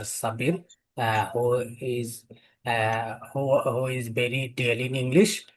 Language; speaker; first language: English; non-native, learner; Bangla